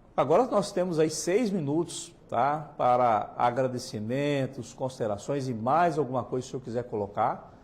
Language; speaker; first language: Portuguese; native; Portuguese